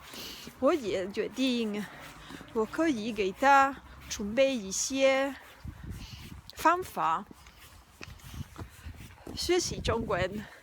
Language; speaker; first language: Chinese; non-native, learner; Spanish